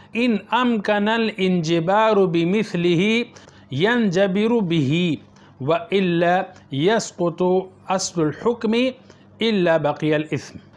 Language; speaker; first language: Arabic; non-native, fluent; Urdu